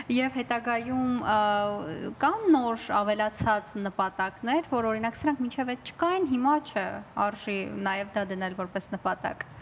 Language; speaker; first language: Armenian; native; Armenian